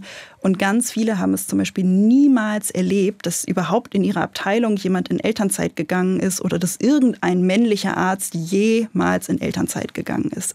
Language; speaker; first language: German; native; German